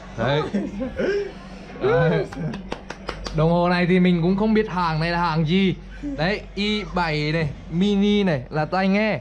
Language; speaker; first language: Vietnamese; native; Vietnamese